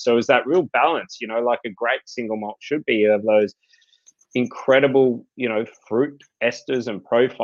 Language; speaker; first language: English; native; English